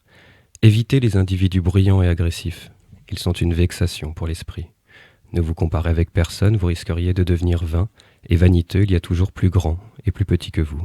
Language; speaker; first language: French; native; French